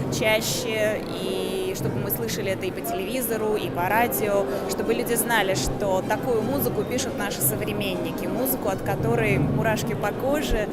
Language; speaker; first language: Russian; native; Russian